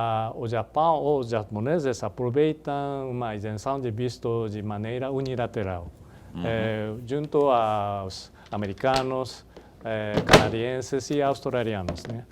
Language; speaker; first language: Portuguese; non-native, fluent; Japanese